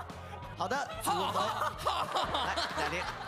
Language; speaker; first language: Chinese; native; Chinese